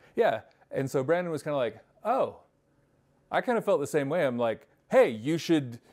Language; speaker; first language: English; native; English